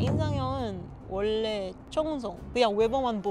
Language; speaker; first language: Korean; non-native, learner; Papiamento